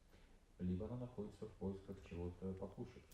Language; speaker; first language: Russian; native; Russian